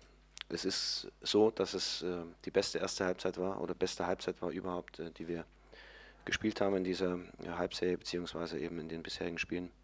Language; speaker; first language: German; native; German